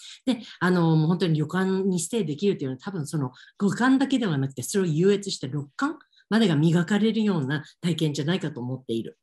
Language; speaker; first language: Japanese; native; Japanese